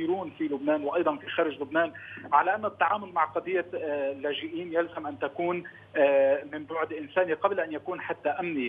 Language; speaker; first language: Arabic; native; Arabic